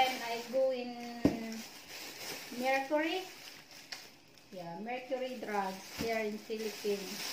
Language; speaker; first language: English; non-native, local second language; Filipino